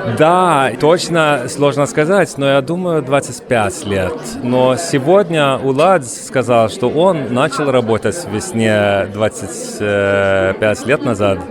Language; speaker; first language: Russian; non-native, learner; Swedish